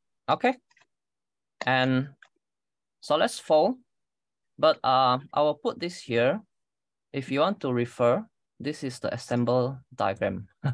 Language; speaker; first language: English; non-native, local second language; Malay